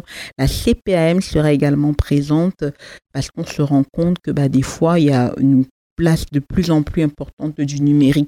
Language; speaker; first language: French; native; French